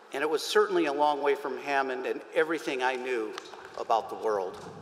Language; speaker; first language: English; native; English